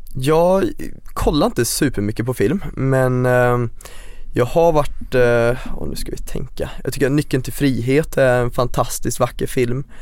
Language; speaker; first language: Swedish; native; Swedish